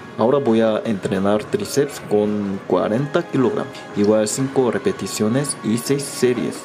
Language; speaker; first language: Spanish; non-native, learner; Korean